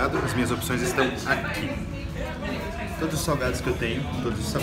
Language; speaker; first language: Portuguese; native; Portuguese